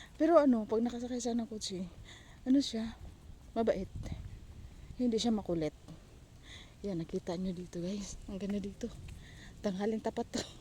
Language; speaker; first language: Filipino; non-native, local second language; Cebuano